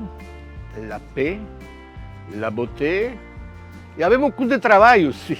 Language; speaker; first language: French; non-native, fluent; Spanish